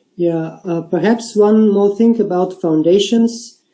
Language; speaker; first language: English; non-native, fluent; Bulgarian